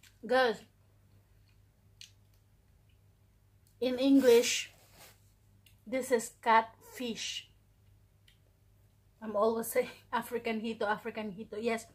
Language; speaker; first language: English; non-native, local second language; Filipino